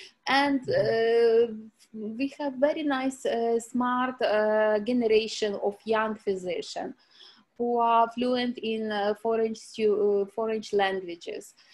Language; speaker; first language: English; non-native, learner; Ukrainian